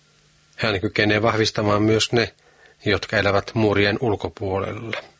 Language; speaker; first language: Finnish; native; Finnish